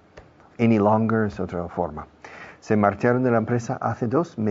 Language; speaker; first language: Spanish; non-native, fluent; English